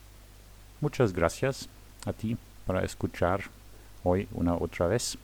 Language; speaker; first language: Spanish; non-native, learner; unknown